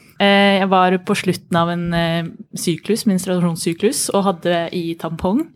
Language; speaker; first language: Norwegian; native; Norwegian